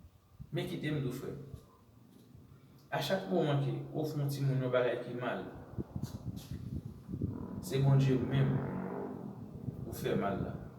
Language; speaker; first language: French; non-native, learner; Haitian Creole